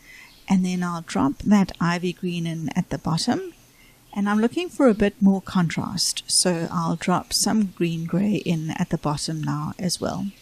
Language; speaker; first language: English; native; English